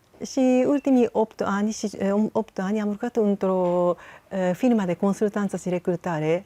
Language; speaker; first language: Romanian; non-native, learner; Japanese